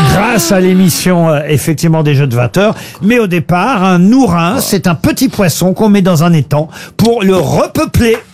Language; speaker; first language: French; native; French